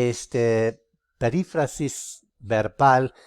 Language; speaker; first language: Spanish; non-native, fluent; English